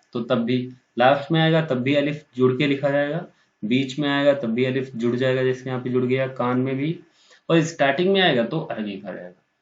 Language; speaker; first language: Hindi; native; Hindi